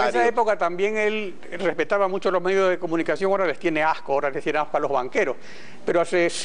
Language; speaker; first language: Spanish; native; Spanish